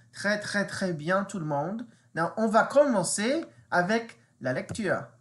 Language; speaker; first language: French; non-native, fluent; English